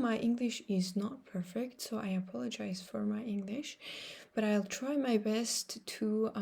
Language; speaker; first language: English; non-native, fluent; Georgian